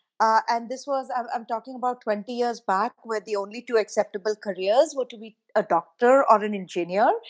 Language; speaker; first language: English; non-native, local second language; Hindi